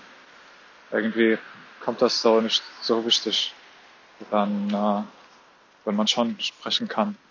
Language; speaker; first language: German; non-native, fluent; Arabic